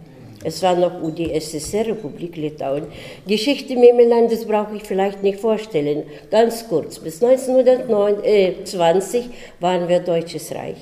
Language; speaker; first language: German; early bilingual, heritage; German